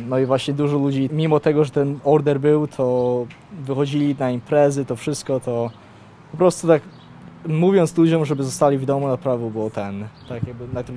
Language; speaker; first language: Polish; early bilingual, heritage; Polish